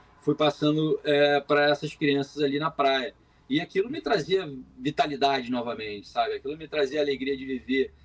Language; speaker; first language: Portuguese; native; Portuguese